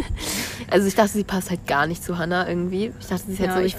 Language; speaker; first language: German; native; German